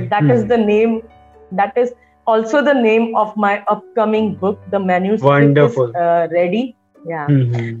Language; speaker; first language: English; non-native, local second language; Marathi